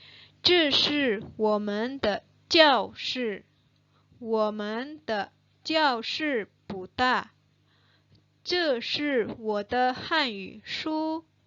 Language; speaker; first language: Chinese; non-native, fluent; Indonesian